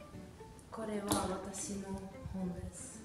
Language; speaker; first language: Japanese; non-native, learner; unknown